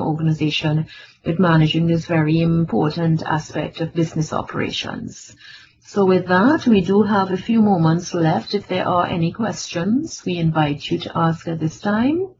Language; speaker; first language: English; native; English